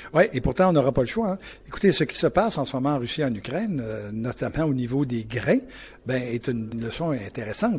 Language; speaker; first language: French; native; French